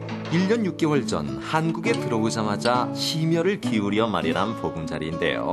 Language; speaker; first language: Korean; native; Korean